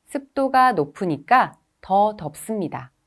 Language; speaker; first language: Korean; native; Korean